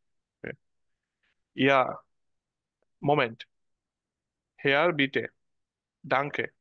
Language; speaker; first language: German; non-native, learner; Bangla